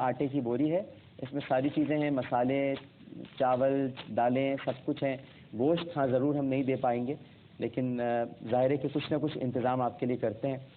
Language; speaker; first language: Urdu; native; Urdu